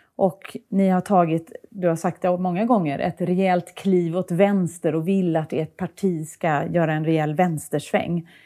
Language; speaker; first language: Swedish; native; Swedish